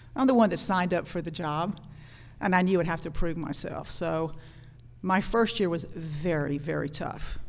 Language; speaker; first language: English; native; English